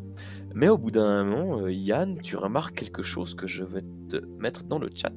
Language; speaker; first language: French; native; French